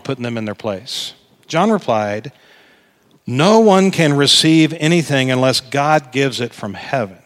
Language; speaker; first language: English; native; English